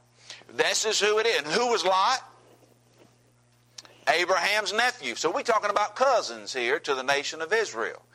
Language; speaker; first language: English; native; English